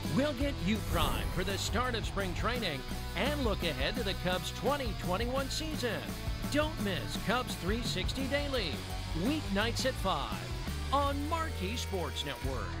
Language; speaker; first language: English; native; English